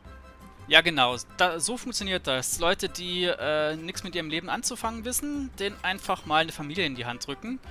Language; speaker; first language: German; native; German